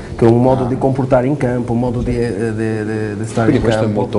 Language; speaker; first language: Italian; non-native, learner; Portuguese